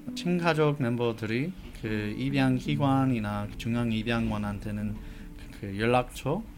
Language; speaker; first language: Korean; non-native, fluent; English